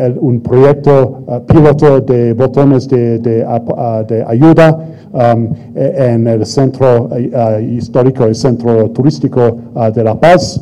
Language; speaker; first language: Spanish; non-native, fluent; English